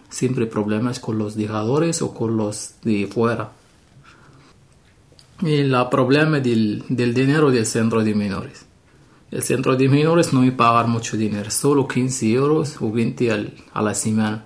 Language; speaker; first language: Spanish; non-native, learner; Arabic